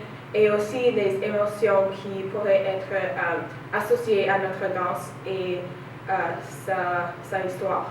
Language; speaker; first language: French; non-native, learner; English